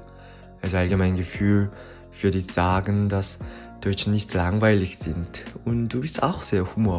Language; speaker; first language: German; non-native, fluent; Korean